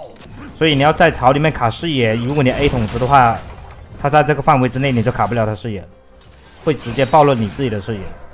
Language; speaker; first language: Chinese; native; Chinese